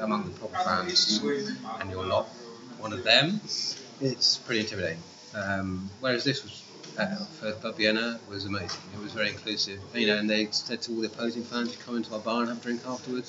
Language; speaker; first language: English; native; English